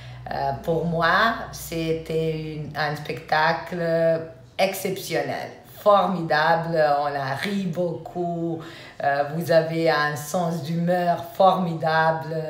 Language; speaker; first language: French; non-native, fluent; Serbian